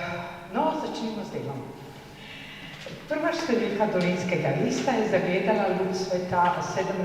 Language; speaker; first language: Slovenian; native; Slovenian